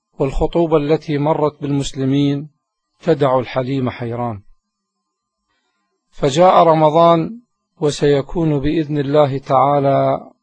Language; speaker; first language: Arabic; native; Arabic